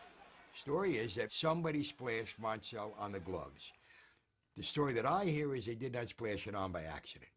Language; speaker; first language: English; native; English